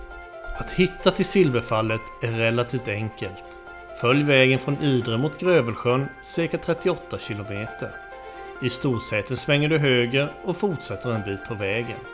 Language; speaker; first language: Swedish; native; Swedish